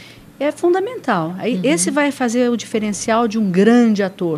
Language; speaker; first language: Portuguese; native; Portuguese